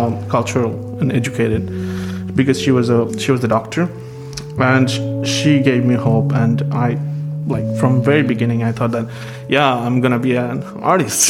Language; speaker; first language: English; non-native, local second language; Bangla